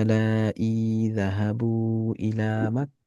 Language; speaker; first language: Arabic; non-native, fluent; Bangla